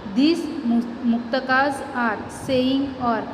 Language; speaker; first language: English; non-native, local second language; Gujarati